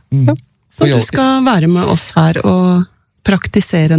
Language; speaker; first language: Norwegian; native; Norwegian